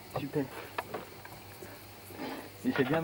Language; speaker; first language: French; native; French